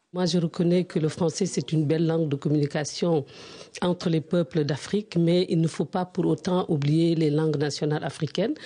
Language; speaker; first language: French; non-native, local second language; Wolof